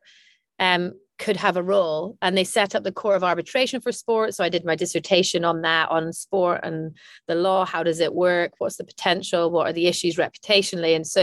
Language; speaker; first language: English; native; English